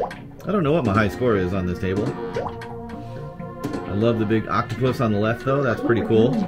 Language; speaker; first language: English; native; English